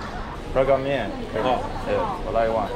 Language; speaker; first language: Chinese; non-native, fluent; English